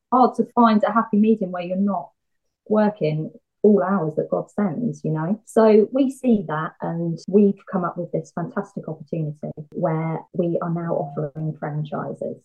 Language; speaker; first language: English; native; English